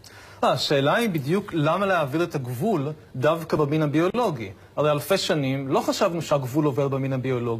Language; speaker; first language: Hebrew; native; Hebrew